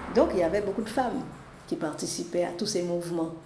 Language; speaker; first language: French; native; French